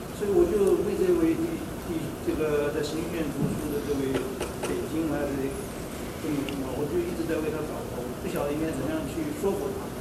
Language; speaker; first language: Chinese; native; Chinese